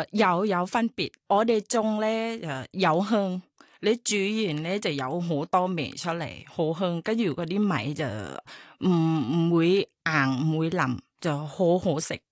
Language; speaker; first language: Cantonese; non-native, learner; Thai